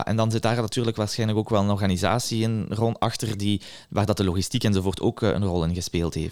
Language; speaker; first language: Dutch; native; Dutch